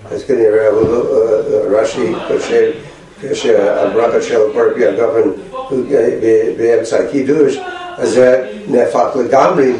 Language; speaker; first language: Hebrew; non-native, fluent; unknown